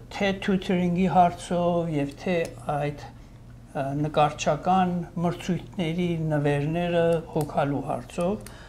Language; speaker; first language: Armenian; native; Armenian